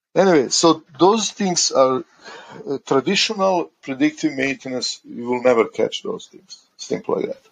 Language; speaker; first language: English; non-native, fluent; Croatian